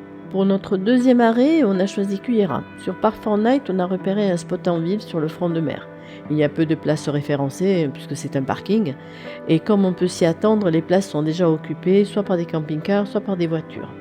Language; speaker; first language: French; native; French